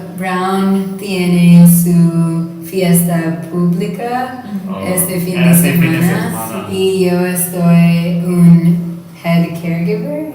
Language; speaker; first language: Spanish; non-native, learner; English